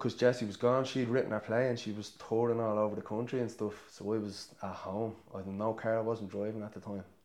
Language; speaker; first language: English; native; English